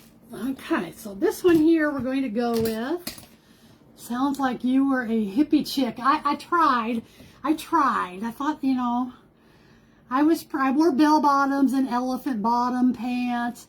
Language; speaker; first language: English; native; English